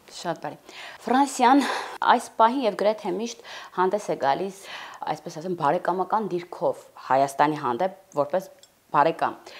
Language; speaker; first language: Armenian; native; Armenian